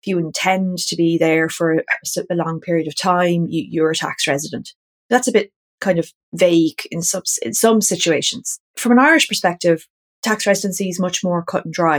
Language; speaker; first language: English; native; English